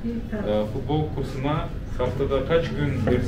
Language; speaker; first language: Turkish; non-native, learner; Kazakh